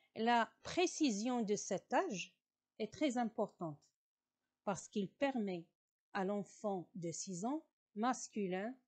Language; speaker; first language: French; non-native, local second language; Arabic